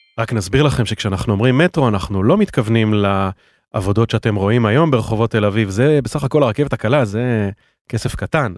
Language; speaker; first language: Hebrew; native; Hebrew